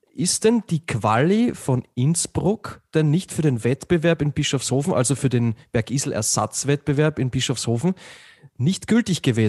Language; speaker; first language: German; native; German